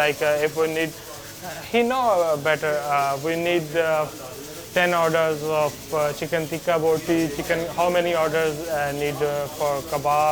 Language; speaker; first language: English; non-native, learner; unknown